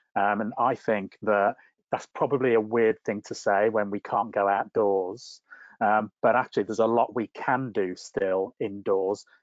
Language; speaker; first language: English; native; English